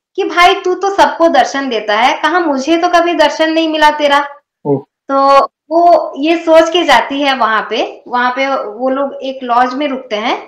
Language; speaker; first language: Hindi; non-native, local second language; Odia